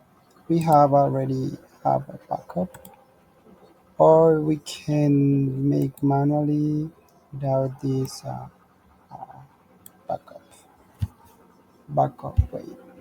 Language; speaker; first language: English; non-native, learner; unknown